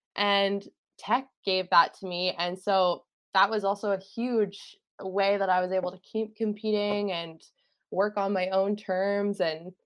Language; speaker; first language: English; native; English